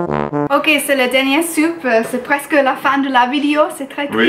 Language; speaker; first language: French; non-native, learner; English